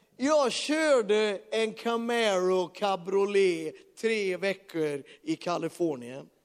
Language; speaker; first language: Swedish; native; Swedish